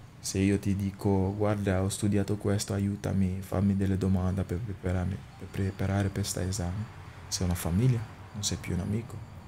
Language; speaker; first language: Italian; non-native, fluent; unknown